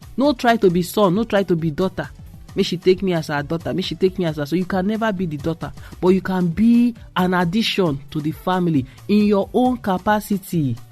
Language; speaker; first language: Nigerian Pidgin; non-native, local second language; Igbo